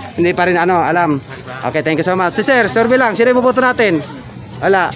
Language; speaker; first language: Filipino; non-native, local second language; Cebuano